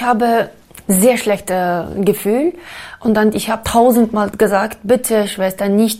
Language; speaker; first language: German; non-native, learner; Uyghur